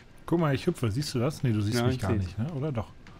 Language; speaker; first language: German; native; German